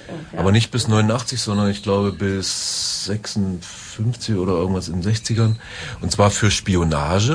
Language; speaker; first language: German; native; German